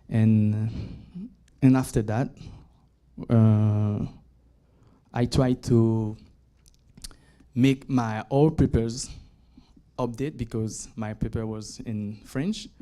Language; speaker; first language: English; non-native, learner; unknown